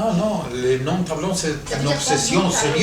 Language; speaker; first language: French; non-native, fluent; Catalan